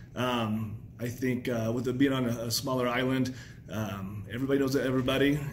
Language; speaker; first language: English; native; English